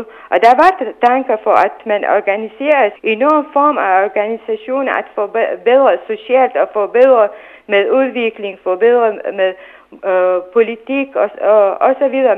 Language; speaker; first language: Danish; non-native, fluent; Arabic